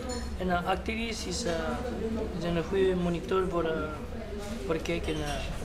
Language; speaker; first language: Dutch; non-native, local second language; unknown